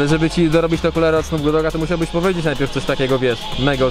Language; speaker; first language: Polish; native; Polish